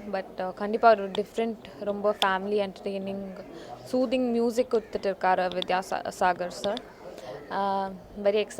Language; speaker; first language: Tamil; non-native, fluent; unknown